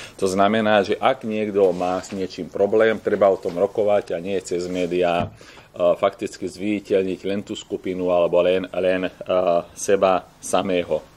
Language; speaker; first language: Slovak; non-native, local second language; Hungarian